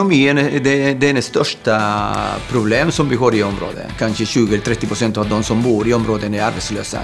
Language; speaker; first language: Swedish; non-native, fluent; Spanish